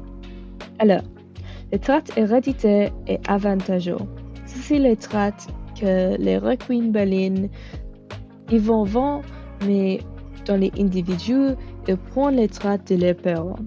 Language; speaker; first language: French; non-native, learner; English